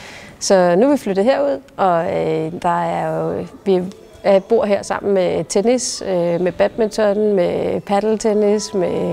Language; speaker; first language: Danish; native; Danish